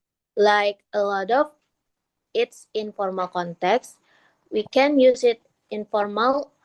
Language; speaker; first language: English; non-native, learner; Indonesian